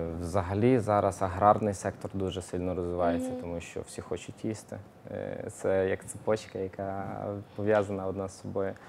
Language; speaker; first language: Ukrainian; native; Ukrainian